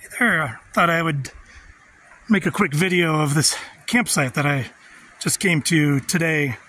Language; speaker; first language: English; native; English